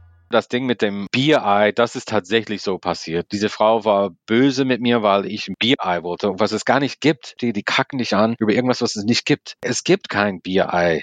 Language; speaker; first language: German; non-native, fluent; English